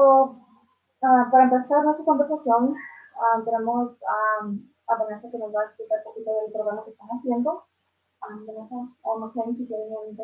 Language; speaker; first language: Spanish; early bilingual, other home language; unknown